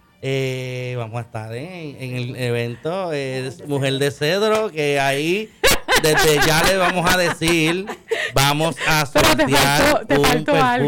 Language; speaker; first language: Spanish; native; Spanish